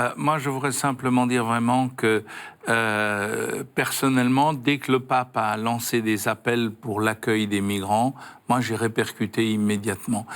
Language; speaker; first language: French; native; French